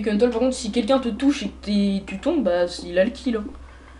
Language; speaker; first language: French; native; French